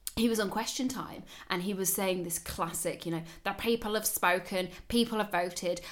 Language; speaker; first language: English; native; English